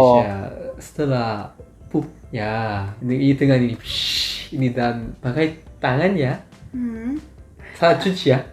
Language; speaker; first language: Indonesian; non-native, learner; Korean